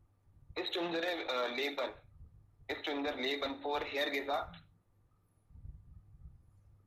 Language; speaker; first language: German; non-native, learner; Hindi